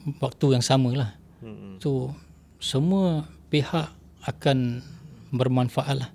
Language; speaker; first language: Malay; non-native, local second language; Chinese